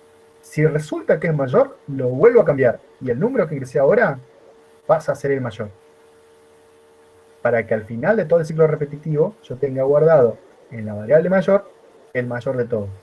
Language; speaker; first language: Spanish; native; Spanish